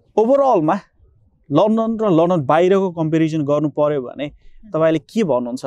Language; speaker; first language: Nepali; native; Nepali